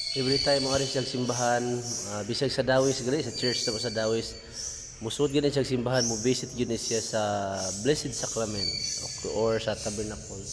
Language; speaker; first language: Cebuano; native; Cebuano